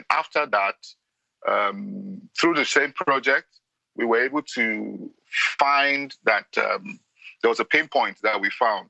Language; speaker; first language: English; non-native, local second language; Yoruba